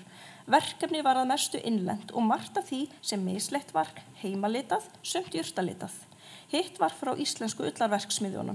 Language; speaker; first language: Icelandic; native; Icelandic